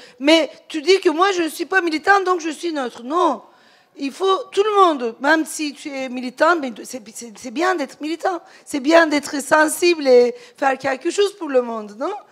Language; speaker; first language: French; non-native, fluent; Turkish